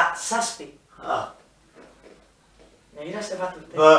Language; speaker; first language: Basque; non-native, local second language; Spanish